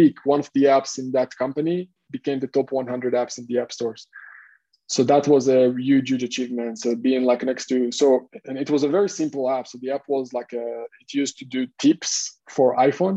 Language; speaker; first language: English; non-native, fluent; Hebrew